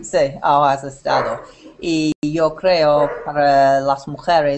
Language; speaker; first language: Spanish; non-native, learner; English